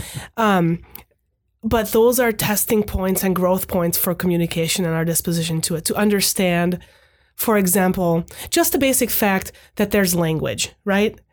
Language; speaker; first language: English; non-native, fluent; Hungarian